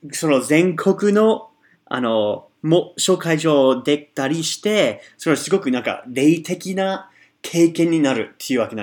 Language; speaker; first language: Japanese; non-native, fluent; English